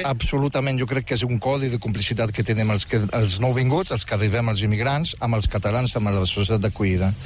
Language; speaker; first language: Catalan; non-native, fluent; Riffian